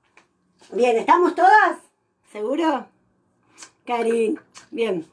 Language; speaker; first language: Spanish; native; Spanish